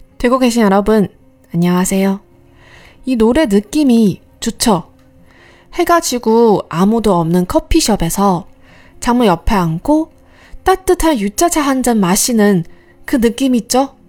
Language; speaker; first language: Korean; non-native, fluent; Chinese